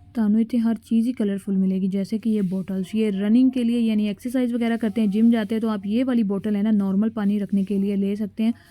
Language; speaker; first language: Urdu; non-native, local second language; Punjabi